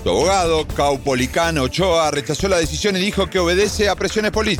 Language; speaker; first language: Spanish; native; Spanish